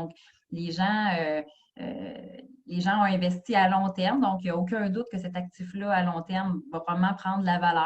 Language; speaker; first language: French; native; French